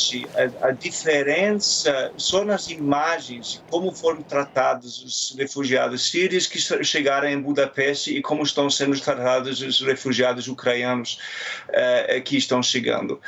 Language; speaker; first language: Portuguese; non-native, fluent; German